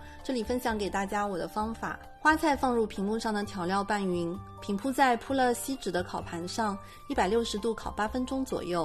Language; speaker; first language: Chinese; native; Chinese